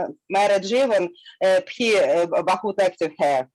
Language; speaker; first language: Hindi; non-native, learner; Russian